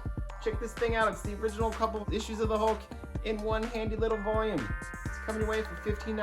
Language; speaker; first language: English; native; English